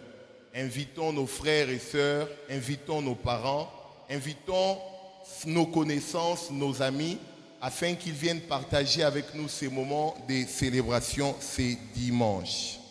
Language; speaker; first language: French; non-native, local second language; Lingala